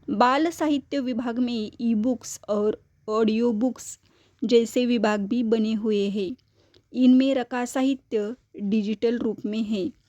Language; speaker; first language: Hindi; non-native, local second language; Marathi